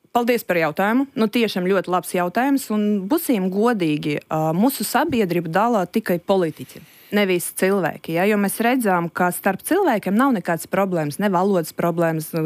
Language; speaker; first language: Latvian; non-native, local second language; Russian